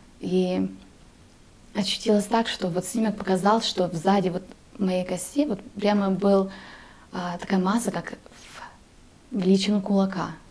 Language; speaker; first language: Russian; early bilingual, heritage; Russian